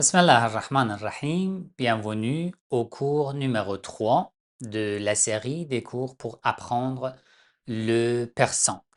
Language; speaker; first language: French; non-native, fluent; Persian